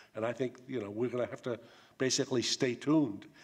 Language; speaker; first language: English; native; English